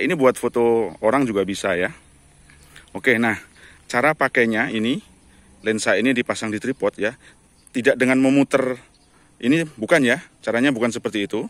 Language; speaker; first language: Indonesian; native; Indonesian